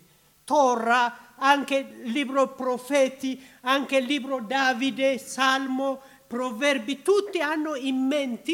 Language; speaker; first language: Italian; non-native, learner; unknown